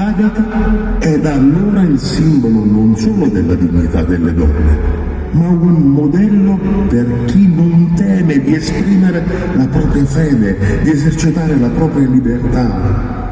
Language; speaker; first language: Italian; native; Italian